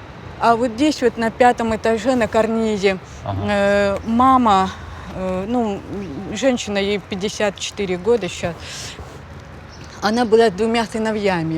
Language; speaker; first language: Russian; native; Russian